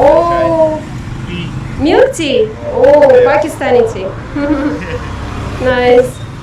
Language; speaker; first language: English; non-native, fluent; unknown